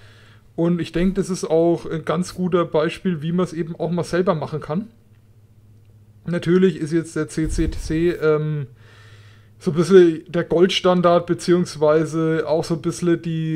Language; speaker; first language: German; native; German